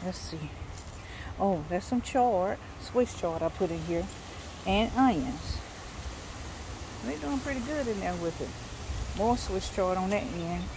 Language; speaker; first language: English; native; English